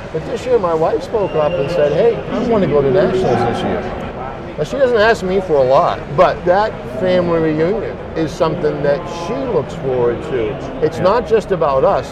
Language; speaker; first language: English; native; English